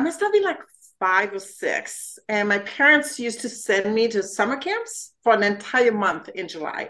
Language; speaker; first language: English; non-native, fluent; French